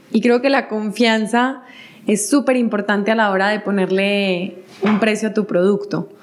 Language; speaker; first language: Spanish; native; Spanish